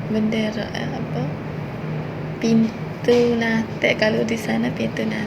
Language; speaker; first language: Indonesian; non-native, learner; Malay